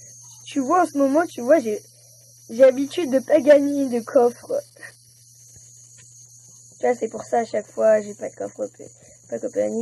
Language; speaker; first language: French; native; French